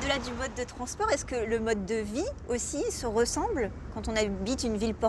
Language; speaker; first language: French; native; French